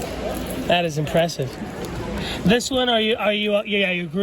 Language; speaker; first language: English; native; English